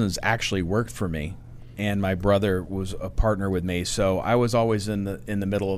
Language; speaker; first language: English; native; English